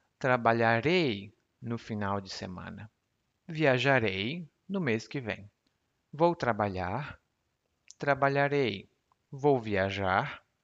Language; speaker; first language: Portuguese; native; Portuguese